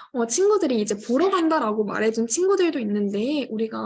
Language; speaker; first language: Korean; native; Korean